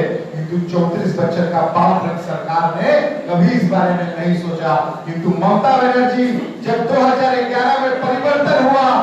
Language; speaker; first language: Hindi; native; Hindi